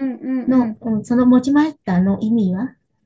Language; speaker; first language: Japanese; non-native, learner; Vietnamese